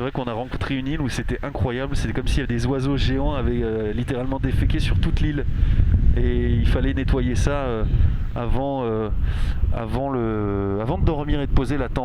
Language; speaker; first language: French; native; French